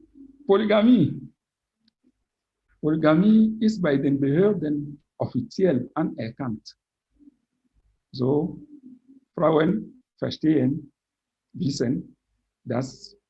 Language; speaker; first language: German; non-native, fluent; French